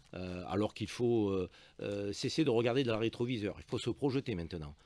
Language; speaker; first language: French; native; French